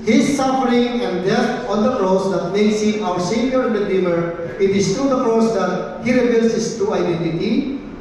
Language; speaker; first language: English; non-native, local second language; Filipino